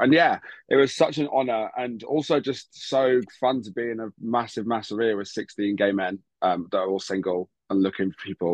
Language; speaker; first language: English; native; English